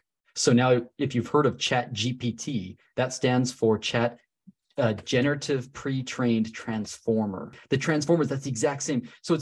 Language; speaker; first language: English; native; English